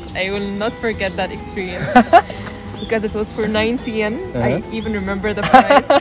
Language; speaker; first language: English; non-native, fluent; Arabic